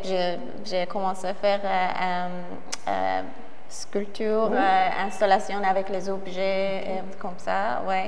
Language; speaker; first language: French; non-native, learner; Persian